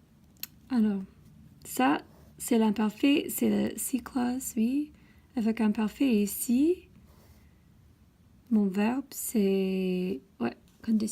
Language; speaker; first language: French; non-native, fluent; English